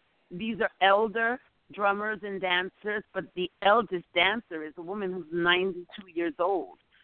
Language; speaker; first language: English; native; English